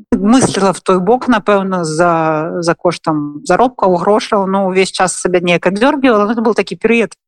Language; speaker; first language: Belarusian; non-native, local second language; Russian